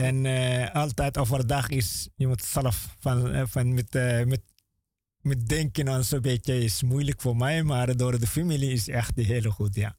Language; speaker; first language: Dutch; non-native, learner; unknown